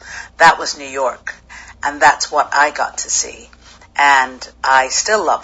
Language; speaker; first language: English; native; English